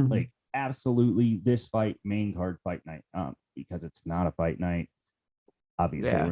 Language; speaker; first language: English; native; English